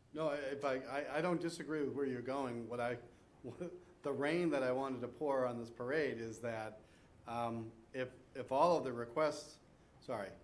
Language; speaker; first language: English; native; English